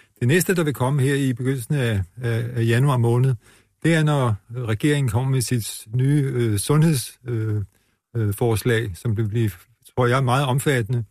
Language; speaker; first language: Danish; native; Danish